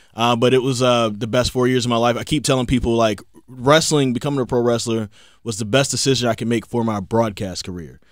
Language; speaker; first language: English; native; English